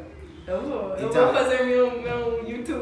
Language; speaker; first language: Portuguese; non-native, learner; English